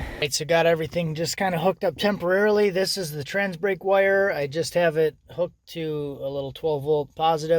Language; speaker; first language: English; native; English